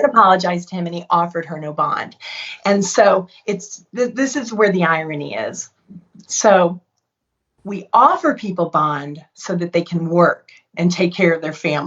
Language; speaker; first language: English; native; English